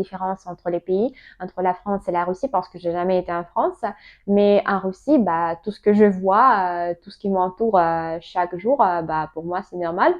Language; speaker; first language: French; non-native, learner; Russian